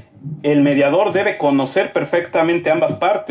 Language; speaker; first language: Spanish; native; Spanish